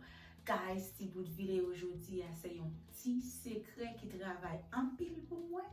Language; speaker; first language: French; non-native, learner; Haitian Creole